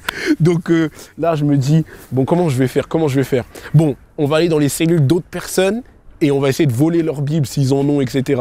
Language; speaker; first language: French; native; French